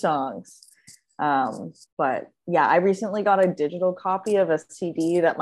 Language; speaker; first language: English; native; English